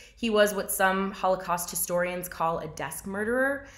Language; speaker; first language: English; native; English